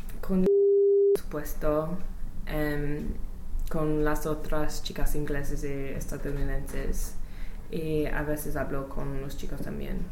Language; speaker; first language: Spanish; non-native, learner; English